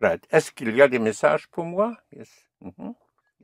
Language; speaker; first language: French; non-native, fluent; English